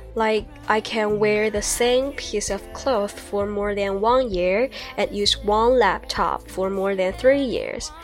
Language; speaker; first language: English; non-native, fluent; Chinese